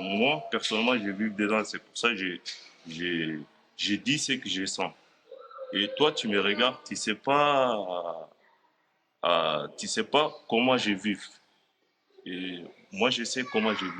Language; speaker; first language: French; non-native, fluent; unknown